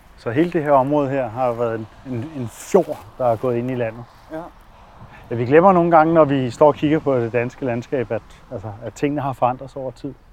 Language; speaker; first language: Danish; native; Danish